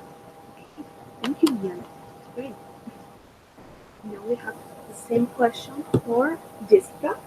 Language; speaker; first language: English; non-native, fluent; Spanish